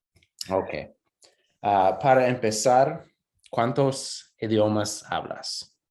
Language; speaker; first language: Spanish; non-native, fluent; English